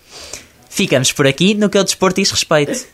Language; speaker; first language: Portuguese; native; Portuguese